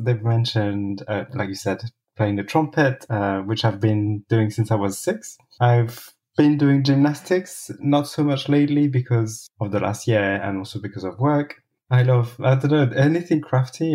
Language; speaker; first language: English; non-native, fluent; French